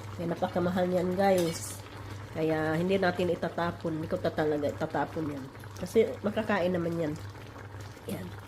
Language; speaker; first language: Filipino; non-native, local second language; Cebuano